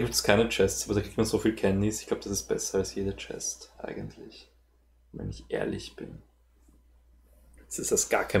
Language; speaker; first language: German; native; German